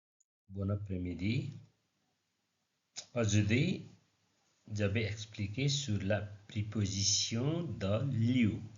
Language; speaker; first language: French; non-native, learner; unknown